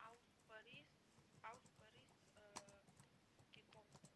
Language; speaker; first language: German; non-native, learner; Macedonian